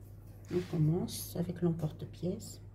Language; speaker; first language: French; non-native, local second language; Arabic